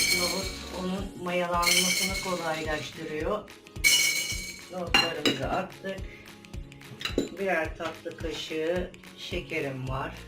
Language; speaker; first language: Turkish; native; Turkish